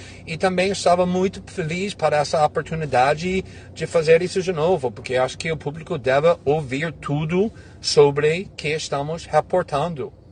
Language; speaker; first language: Portuguese; non-native, fluent; English